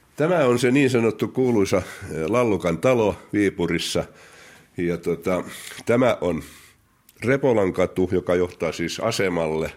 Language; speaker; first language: Finnish; native; Finnish